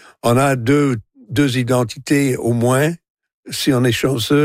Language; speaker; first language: French; non-native, local second language; English